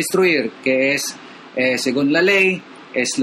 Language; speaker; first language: Spanish; non-native, learner; Filipino